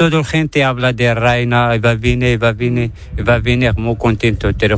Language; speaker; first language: Spanish; non-native, learner; Arabic